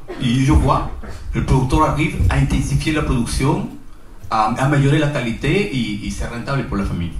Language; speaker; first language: French; non-native, learner; Spanish